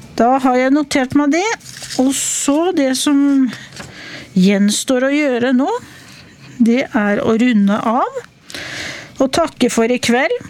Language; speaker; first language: Norwegian; native; Norwegian